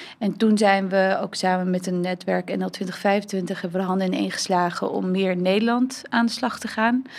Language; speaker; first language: Dutch; early bilingual, heritage; Dutch